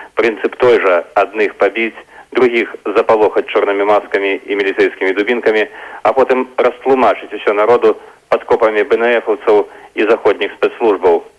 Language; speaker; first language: Belarusian; native; Belarusian